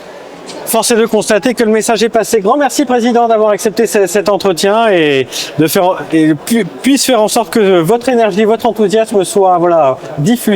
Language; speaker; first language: French; native; French